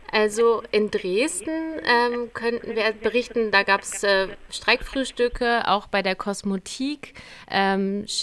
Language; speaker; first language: German; native; German